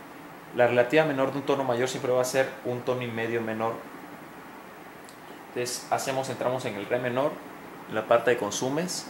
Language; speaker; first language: Spanish; native; Spanish